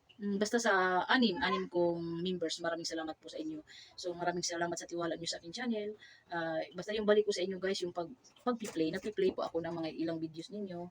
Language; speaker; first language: Filipino; non-native, local second language; Cebuano